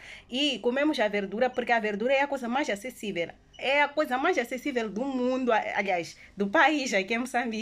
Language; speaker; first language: Portuguese; non-native, local second language; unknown